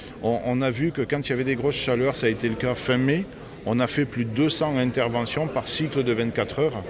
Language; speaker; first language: French; native; French